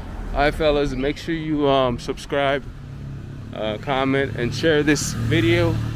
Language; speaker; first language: English; native; English